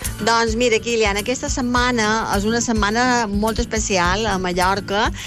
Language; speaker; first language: Catalan; native; Catalan